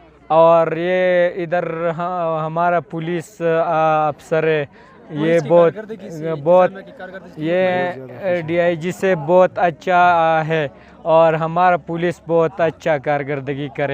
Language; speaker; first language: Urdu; non-native, local second language; Pashto